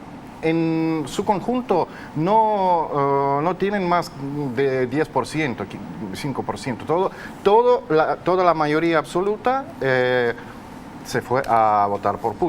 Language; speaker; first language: Spanish; non-native, fluent; Russian